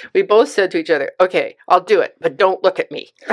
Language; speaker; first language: English; native; English